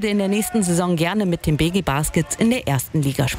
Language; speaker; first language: German; native; German